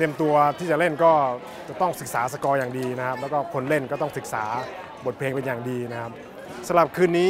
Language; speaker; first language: Thai; native; Thai